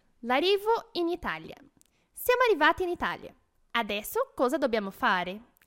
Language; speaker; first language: Italian; non-native, fluent; Portuguese